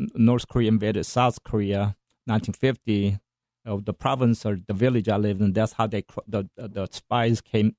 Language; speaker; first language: English; non-native, fluent; Korean